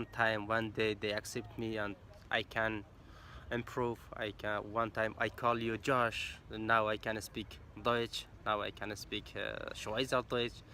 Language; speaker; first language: English; non-native, learner; Persian